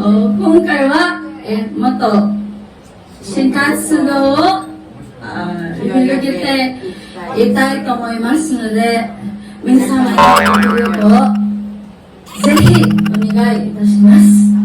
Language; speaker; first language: Japanese; non-native, learner; Filipino